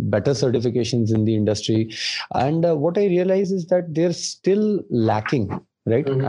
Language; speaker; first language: English; non-native, local second language; Hindi